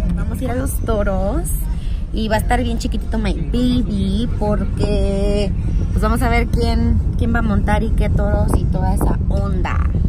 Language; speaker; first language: Spanish; early bilingual, heritage; Spanish